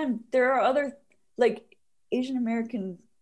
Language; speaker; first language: English; native; English